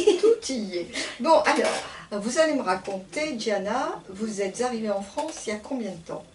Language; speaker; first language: French; native; French